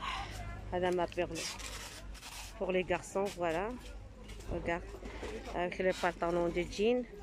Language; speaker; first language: French; non-native, learner; Arabic